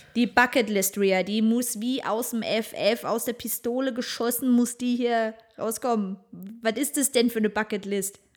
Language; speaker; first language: German; native; German